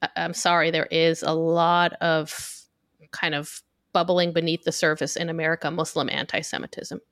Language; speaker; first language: English; early bilingual, other home language; Hebrew